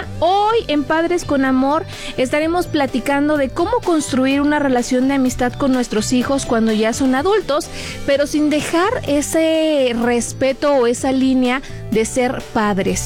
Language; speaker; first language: Spanish; native; Spanish